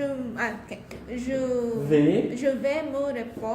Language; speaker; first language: French; non-native, learner; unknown